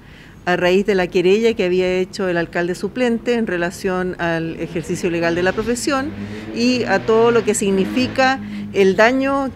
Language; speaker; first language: Spanish; native; Spanish